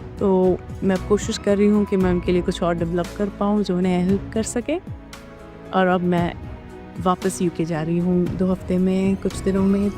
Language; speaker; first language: Hindi; native; Hindi